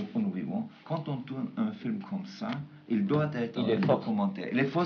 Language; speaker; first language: French; non-native, fluent; German